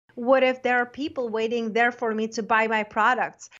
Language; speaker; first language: English; non-native, fluent; Czech